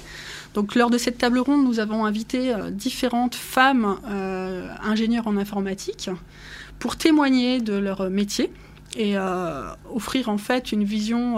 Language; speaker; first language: French; native; French